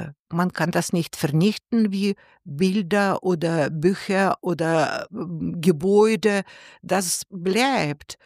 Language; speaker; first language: German; non-native, learner; Russian